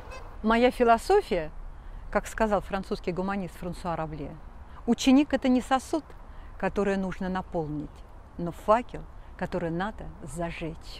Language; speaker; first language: Russian; native; Russian